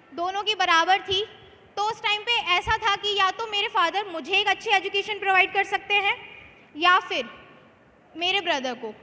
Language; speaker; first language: Hindi; native; Hindi